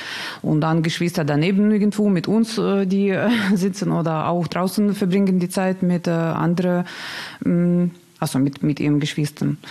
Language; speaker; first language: German; non-native, learner; Russian